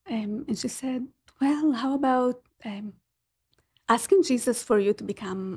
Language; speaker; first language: English; non-native, fluent; Portuguese